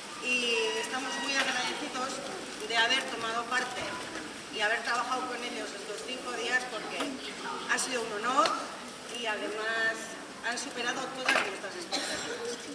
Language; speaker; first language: Spanish; native; Spanish